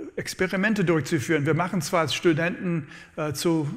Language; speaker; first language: German; non-native, fluent; English